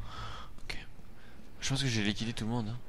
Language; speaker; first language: French; native; French